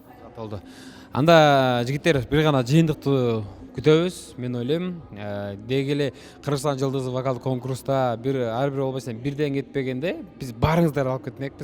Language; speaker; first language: Kyrgyz; native; Kyrgyz